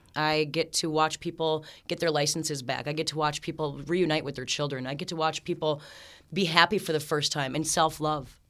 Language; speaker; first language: English; native; English